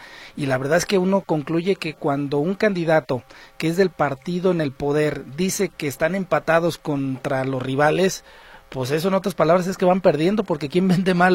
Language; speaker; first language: Spanish; native; Spanish